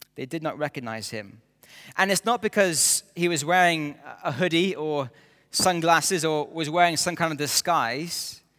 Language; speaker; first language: English; native; English